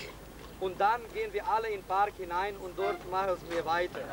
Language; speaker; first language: German; non-native, learner; Hungarian